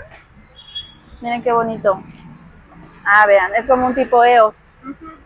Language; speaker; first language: Spanish; native; Spanish